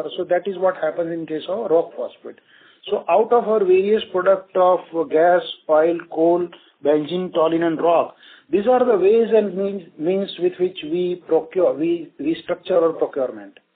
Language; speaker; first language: English; non-native, local second language; Gujarati